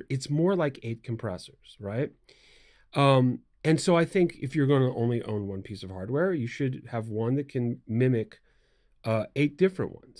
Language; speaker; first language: English; native; English